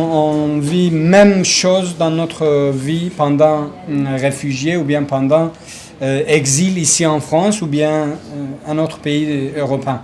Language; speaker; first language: French; non-native, learner; Kurdish